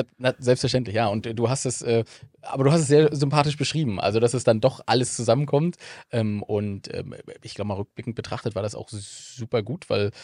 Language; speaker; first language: German; native; German